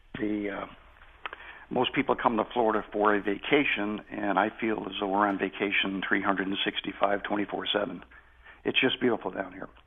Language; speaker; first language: English; native; English